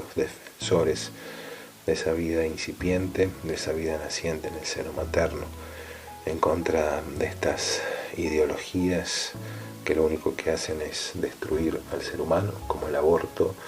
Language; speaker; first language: Spanish; native; Spanish